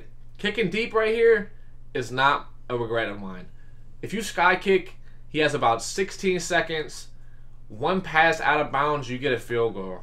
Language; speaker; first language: English; native; English